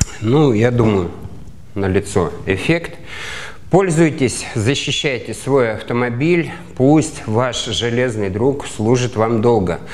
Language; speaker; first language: Russian; native; Russian